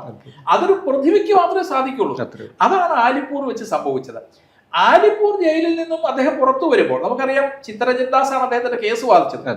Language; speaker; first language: Malayalam; native; Malayalam